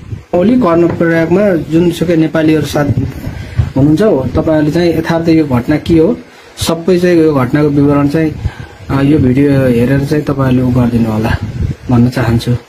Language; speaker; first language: Nepali; native; Nepali